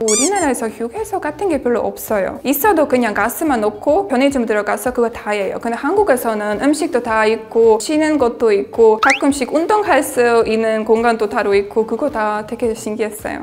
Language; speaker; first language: Korean; non-native, fluent; Latvian